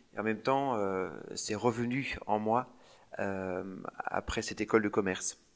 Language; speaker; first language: French; native; French